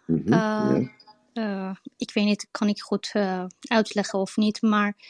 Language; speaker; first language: Dutch; non-native, learner; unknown